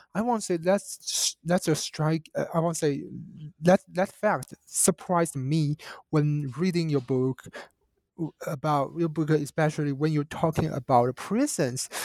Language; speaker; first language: English; non-native, fluent; Chinese